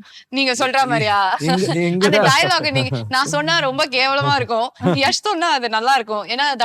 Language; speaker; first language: Tamil; native; Tamil